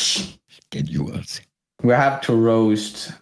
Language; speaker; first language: English; non-native, fluent; Swedish